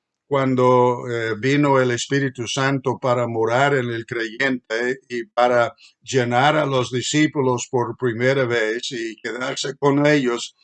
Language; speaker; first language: Spanish; non-native, fluent; English